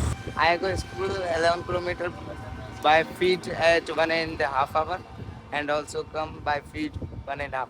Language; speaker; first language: English; non-native, learner; Hindi